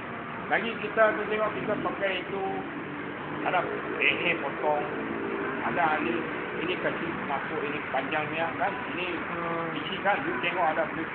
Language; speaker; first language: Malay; non-native, local second language; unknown